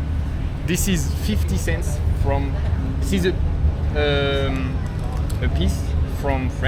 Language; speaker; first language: English; non-native, learner; French